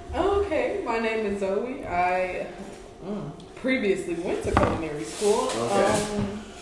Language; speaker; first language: English; native; English